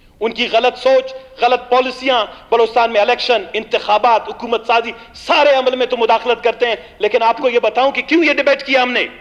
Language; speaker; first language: Urdu; non-native, local second language; Baluchi